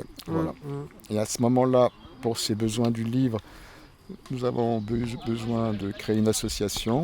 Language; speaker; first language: French; native; French